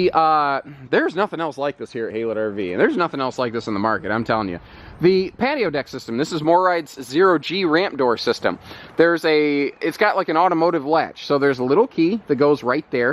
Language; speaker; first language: English; native; English